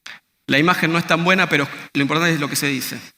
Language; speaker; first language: Spanish; native; Spanish